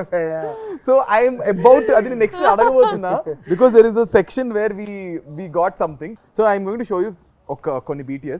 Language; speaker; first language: Telugu; native; Telugu